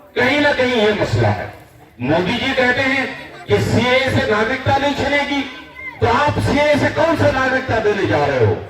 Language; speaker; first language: Hindi; native; Hindi